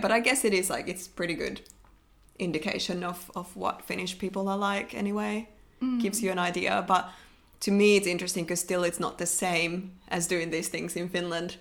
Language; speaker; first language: English; non-native, fluent; Finnish